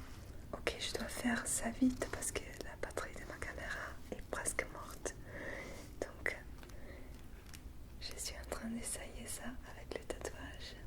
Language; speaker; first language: French; non-native, fluent; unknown